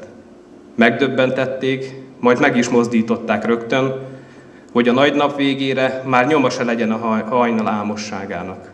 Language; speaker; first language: Hungarian; native; Hungarian